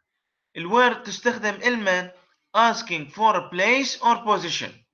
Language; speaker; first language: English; non-native, learner; Arabic